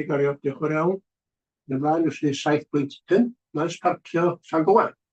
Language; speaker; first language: Welsh; native; Welsh